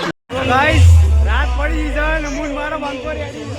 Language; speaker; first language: Hindi; non-native, local second language; Gujarati